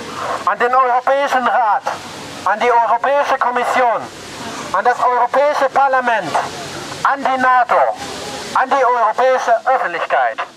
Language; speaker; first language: German; non-native, fluent; Ukrainian